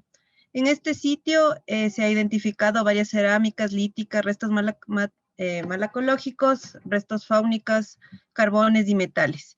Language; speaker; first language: Spanish; native; Spanish